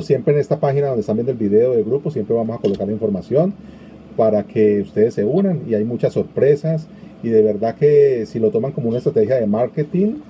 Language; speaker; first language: Spanish; native; Spanish